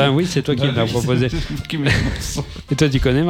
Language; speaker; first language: French; native; French